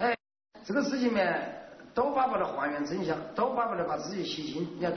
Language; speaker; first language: Chinese; native; Chinese